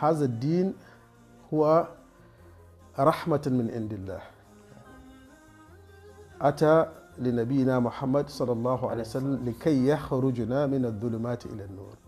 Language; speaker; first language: Arabic; non-native, fluent; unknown